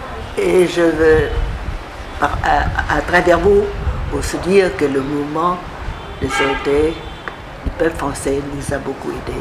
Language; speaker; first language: French; non-native, local second language; Vietnamese